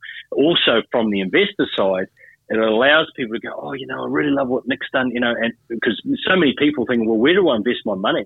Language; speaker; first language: English; native; English